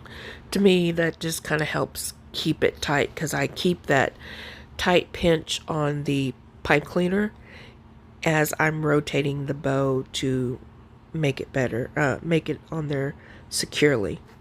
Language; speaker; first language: English; native; English